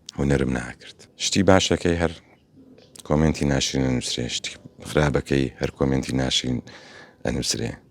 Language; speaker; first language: Central Kurdish; non-native, local second language; Gurani